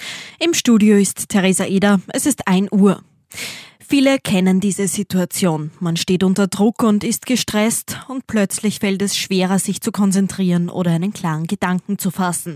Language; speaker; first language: German; native; German